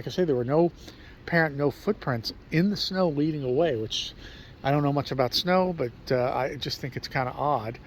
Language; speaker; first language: English; native; English